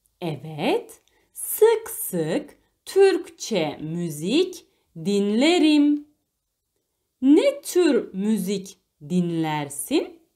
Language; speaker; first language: Turkish; non-native, fluent; Arabic